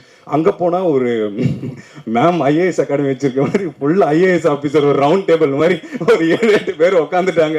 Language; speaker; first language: Tamil; native; Tamil